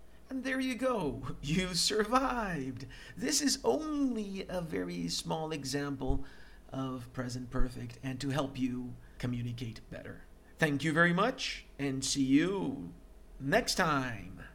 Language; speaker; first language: English; non-native, fluent; Portuguese